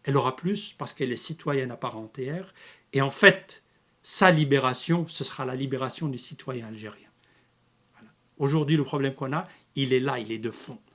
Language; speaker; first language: French; non-native, local second language; Arabic